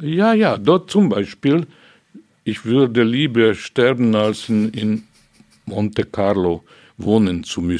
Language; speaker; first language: German; non-native, fluent; Hungarian